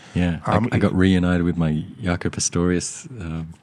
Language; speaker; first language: English; native; English